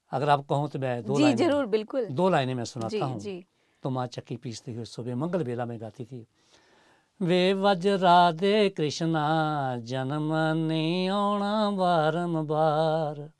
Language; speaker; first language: Hindi; native; Hindi